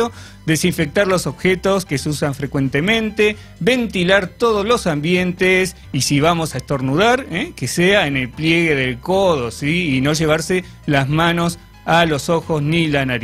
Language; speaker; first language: Spanish; native; Spanish